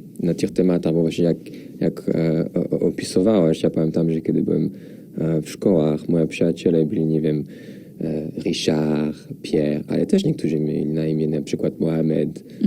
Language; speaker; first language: Polish; non-native, fluent; French